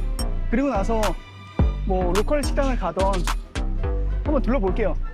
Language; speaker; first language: Korean; native; Korean